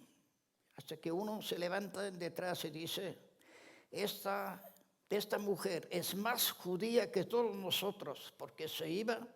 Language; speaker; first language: Spanish; non-native, fluent; Ladino